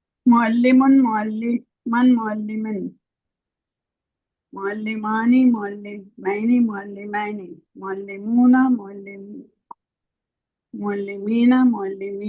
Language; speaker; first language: Arabic; non-native, learner; Urdu